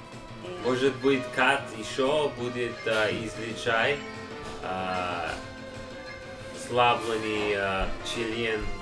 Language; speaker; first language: Russian; non-native, learner; English